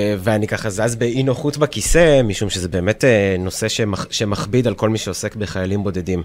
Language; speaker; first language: Hebrew; native; Hebrew